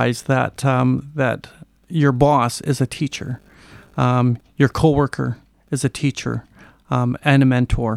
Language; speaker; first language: English; native; English